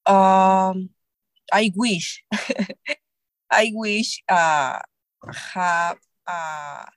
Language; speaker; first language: English; non-native, learner; Spanish